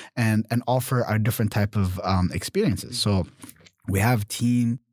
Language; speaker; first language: English; early bilingual, other home language; German